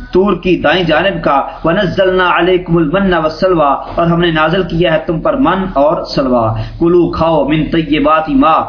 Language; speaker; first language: Urdu; native; Urdu